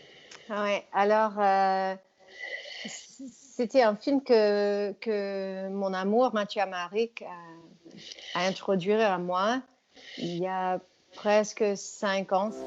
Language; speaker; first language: French; non-native, fluent; English